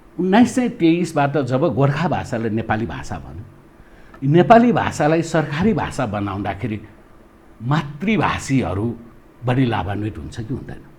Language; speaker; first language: Nepali; non-native, local second language; Newari